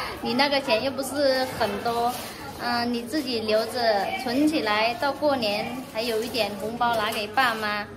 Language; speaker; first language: Chinese; non-native, fluent; Vietnamese